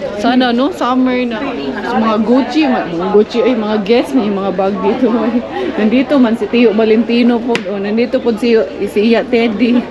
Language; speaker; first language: Filipino; non-native, local second language; Cebuano